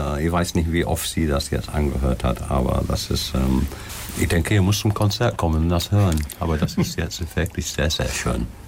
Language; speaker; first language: German; non-native, fluent; English